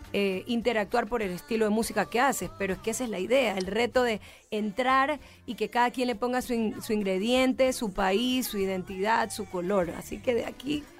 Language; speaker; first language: Spanish; native; Spanish